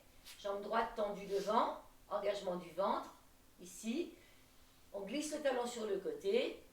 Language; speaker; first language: French; native; French